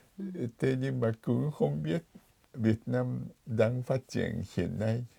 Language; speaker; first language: Vietnamese; non-native, fluent; Japanese